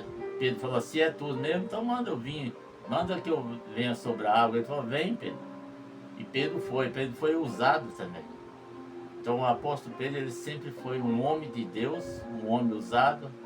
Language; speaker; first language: Portuguese; native; Portuguese